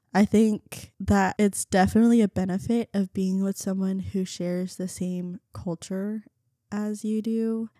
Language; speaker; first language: English; early bilingual, other home language; Vietnamese